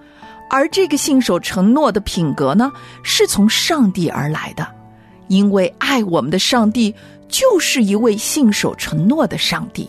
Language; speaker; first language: Chinese; native; Chinese